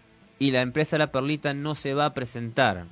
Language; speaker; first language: Spanish; native; Spanish